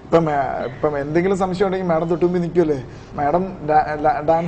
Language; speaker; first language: Malayalam; native; Malayalam